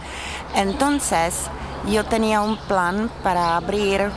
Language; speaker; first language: Spanish; non-native, learner; Czech